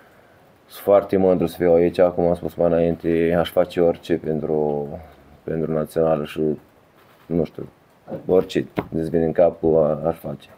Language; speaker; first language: Romanian; early bilingual, heritage; Romanian